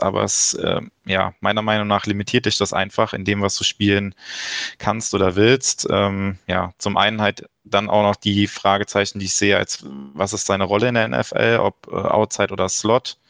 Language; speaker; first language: German; native; German